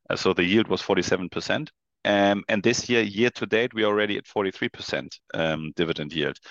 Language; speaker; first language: English; non-native, fluent; German